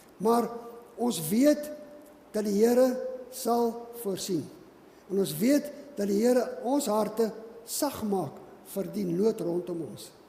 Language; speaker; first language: Afrikaans; non-native, local second language; English